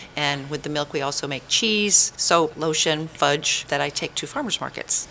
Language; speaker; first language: English; native; English